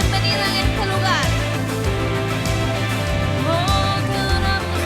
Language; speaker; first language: Spanish; native; Spanish